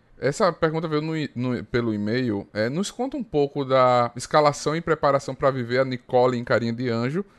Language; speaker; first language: Portuguese; native; Portuguese